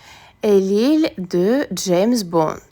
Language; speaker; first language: French; non-native, fluent; Russian